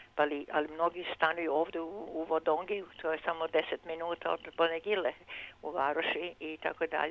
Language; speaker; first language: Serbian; early bilingual, heritage; Serbian